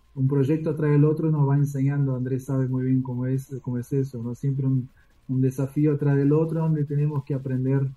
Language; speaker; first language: Spanish; early bilingual, heritage; Spanish